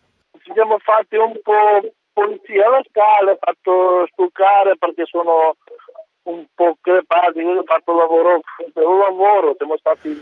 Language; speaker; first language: Italian; non-native, learner; Macedonian